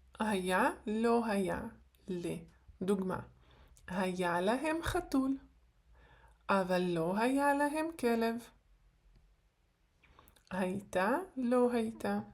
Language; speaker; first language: Hebrew; non-native, fluent; Ukrainian